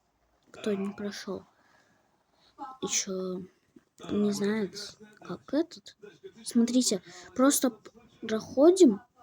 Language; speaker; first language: Russian; native; Russian